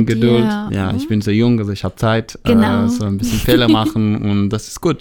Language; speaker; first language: German; non-native, learner; Hebrew